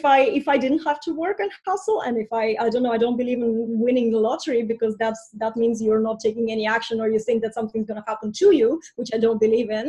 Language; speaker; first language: English; non-native, fluent; Russian